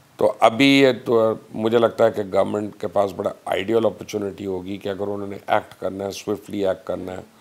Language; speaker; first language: Urdu; non-native, local second language; Punjabi